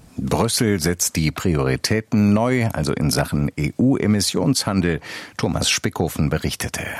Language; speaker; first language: German; native; German